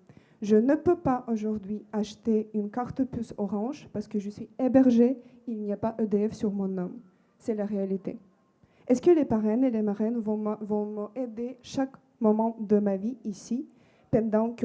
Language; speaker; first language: French; non-native, fluent; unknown